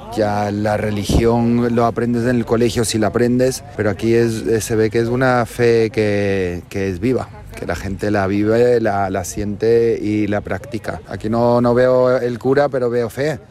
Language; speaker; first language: Spanish; early bilingual, heritage; German